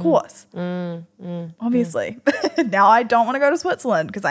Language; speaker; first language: English; native; English